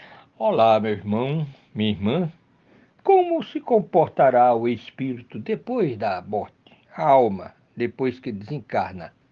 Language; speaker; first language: Portuguese; native; Portuguese